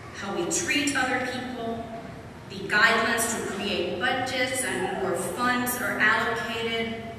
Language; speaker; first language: English; non-native, local second language; Spanish